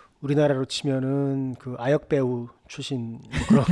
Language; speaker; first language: Korean; native; Korean